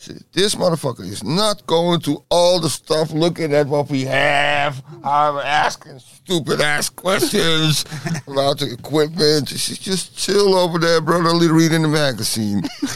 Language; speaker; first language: English; non-native, fluent; Dutch